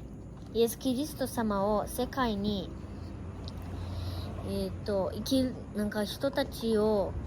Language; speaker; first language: Japanese; early bilingual, other home language; Portuguese